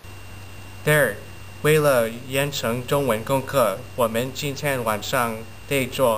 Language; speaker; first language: Chinese; non-native, learner; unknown